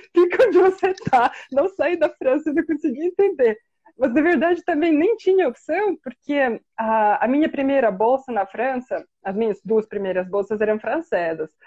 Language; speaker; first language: Portuguese; non-native, fluent; Russian